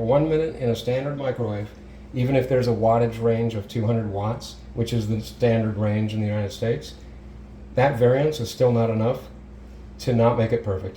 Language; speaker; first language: English; native; English